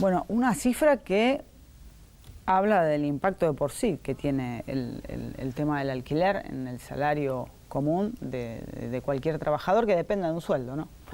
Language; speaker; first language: Spanish; native; Spanish